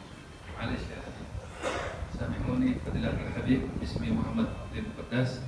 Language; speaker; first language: Arabic; non-native, fluent; Indonesian